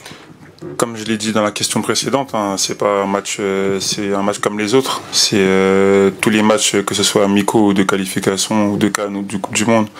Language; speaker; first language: French; native; French